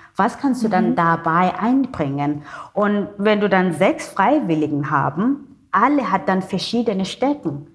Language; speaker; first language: German; non-native, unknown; Xhosa